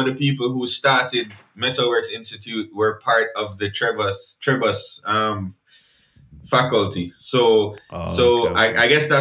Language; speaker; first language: English; non-native, local second language; Jamaican Creole English